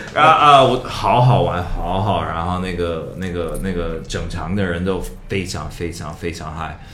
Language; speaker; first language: Chinese; non-native, fluent; Cantonese